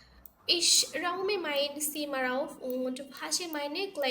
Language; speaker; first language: German; non-native, learner; Bangla